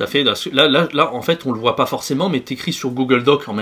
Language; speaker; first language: French; native; French